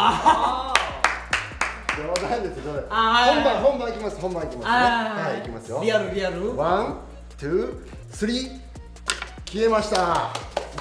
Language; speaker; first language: Japanese; non-native, learner; Korean